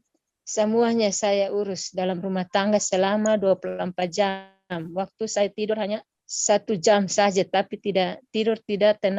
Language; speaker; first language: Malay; non-native, local second language; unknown